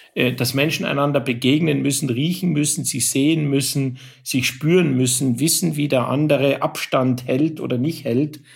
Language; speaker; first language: German; native; German